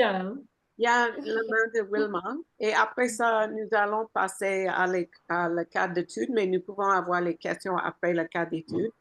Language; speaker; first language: French; non-native, fluent; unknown